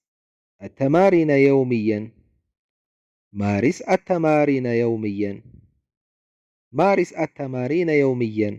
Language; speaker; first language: Arabic; non-native, fluent; Amharic